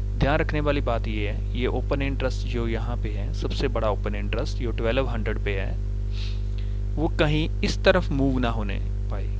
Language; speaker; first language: Hindi; non-native, local second language; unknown